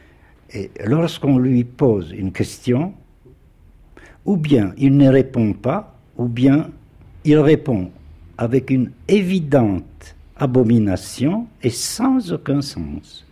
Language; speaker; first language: French; non-native, fluent; Polish